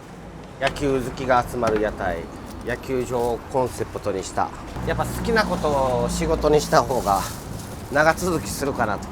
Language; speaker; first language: Japanese; native; Japanese